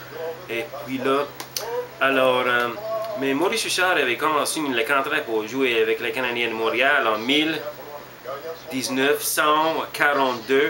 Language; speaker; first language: French; non-native, learner; English